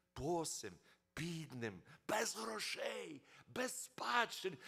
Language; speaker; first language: Ukrainian; early bilingual, heritage; Ukrainian